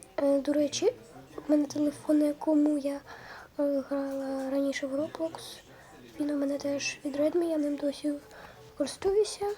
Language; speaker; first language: Ukrainian; non-native, local second language; Russian